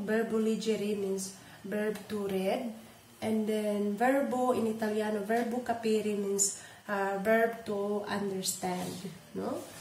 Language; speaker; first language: English; non-native, local second language; Cebuano